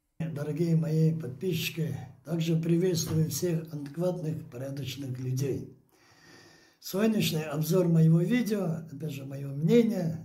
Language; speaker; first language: Russian; non-native, local second language; Azerbaijani